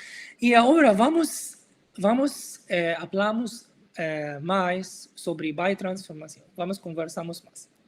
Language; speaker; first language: Portuguese; non-native, learner; Arabic